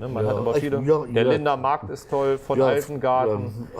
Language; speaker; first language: German; native; German